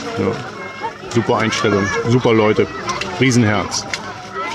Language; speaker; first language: German; native; German